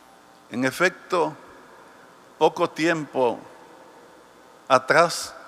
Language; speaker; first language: Spanish; native; Spanish